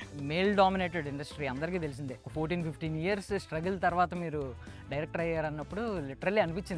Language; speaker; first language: Telugu; native; Telugu